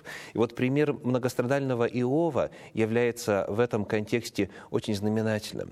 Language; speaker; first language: Russian; native; Russian